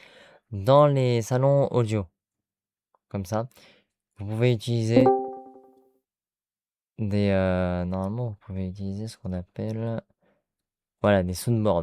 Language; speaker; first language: French; native; French